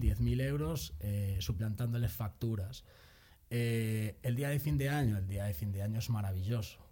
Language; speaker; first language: Spanish; native; Spanish